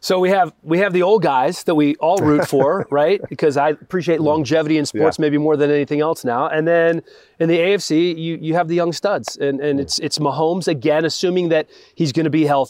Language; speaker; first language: English; native; English